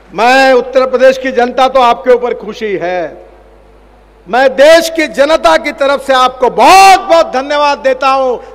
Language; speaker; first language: Hindi; non-native, local second language; Marathi